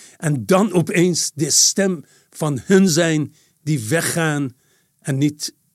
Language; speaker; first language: Dutch; non-native, fluent; Persian